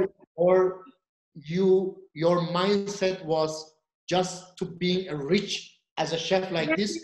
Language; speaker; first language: English; non-native, fluent; Turkish